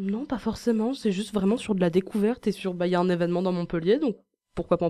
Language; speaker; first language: French; native; French